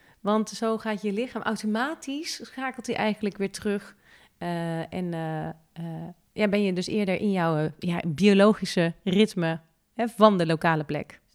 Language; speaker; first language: Dutch; native; Dutch